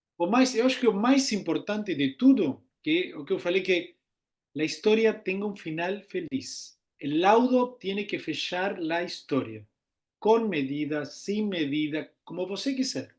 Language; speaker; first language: Portuguese; non-native, learner; Spanish